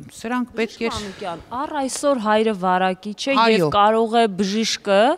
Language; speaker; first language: Armenian; native; Armenian